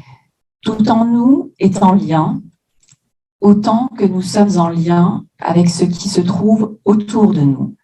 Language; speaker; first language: French; native; French